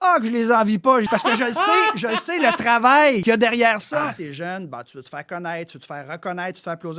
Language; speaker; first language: French; native; French